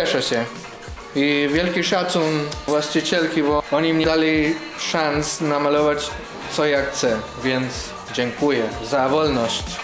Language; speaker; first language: Polish; non-native, learner; Spanish